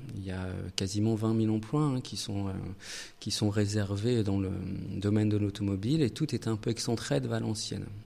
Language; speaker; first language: French; native; French